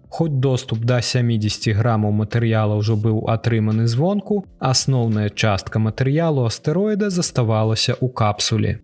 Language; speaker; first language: Belarusian; native; Belarusian